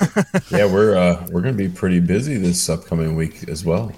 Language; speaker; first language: English; native; English